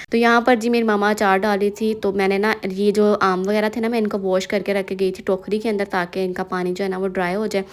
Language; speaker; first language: Urdu; non-native, local second language; Punjabi